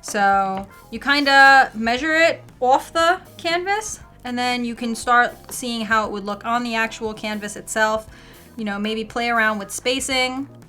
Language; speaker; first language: English; native; English